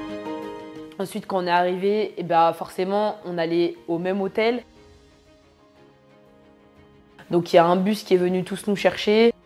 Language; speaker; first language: French; native; French